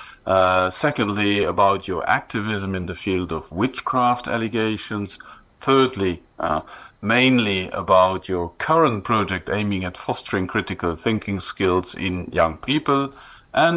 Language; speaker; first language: English; non-native, fluent; Luxembourgish